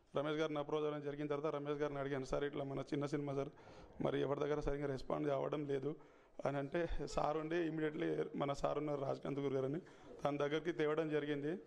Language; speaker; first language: Telugu; native; Telugu